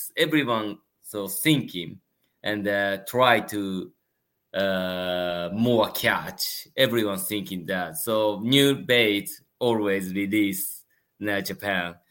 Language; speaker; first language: English; non-native, learner; Japanese